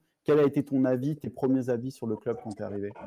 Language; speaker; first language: French; native; French